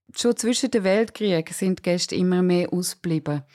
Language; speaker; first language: German; native; German